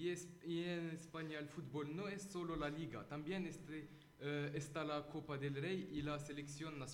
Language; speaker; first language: Spanish; non-native, learner; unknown